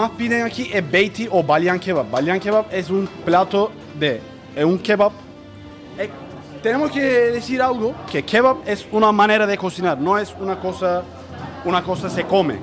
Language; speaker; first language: Spanish; non-native, learner; Turkish